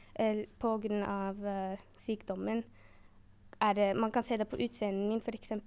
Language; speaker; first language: Norwegian; early bilingual, other home language; Arabic